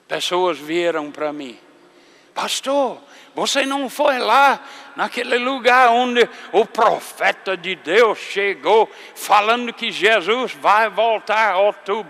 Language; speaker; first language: Portuguese; non-native, fluent; English